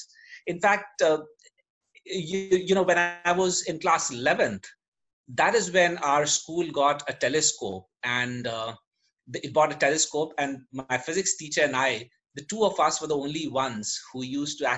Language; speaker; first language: English; native; English